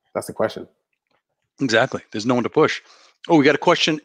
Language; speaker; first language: English; native; English